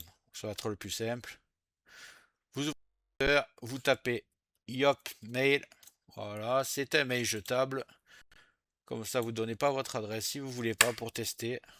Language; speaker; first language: French; native; French